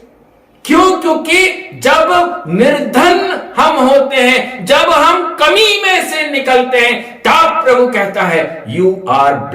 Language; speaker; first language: Hindi; native; Hindi